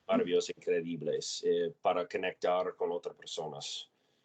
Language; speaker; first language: Spanish; non-native, learner; English